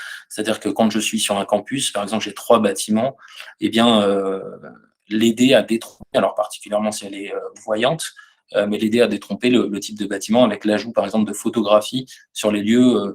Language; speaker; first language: French; native; French